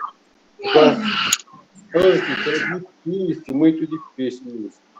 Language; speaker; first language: Portuguese; non-native, local second language; Kayapó